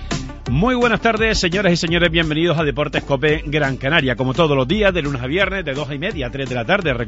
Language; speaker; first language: Spanish; native; Spanish